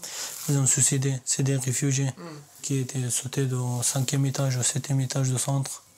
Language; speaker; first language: French; non-native, learner; Persian